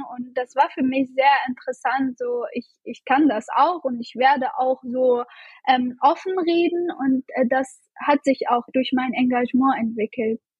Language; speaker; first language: German; non-native, fluent; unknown